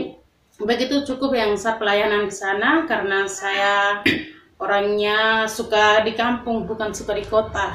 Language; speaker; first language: Indonesian; non-native, local second language; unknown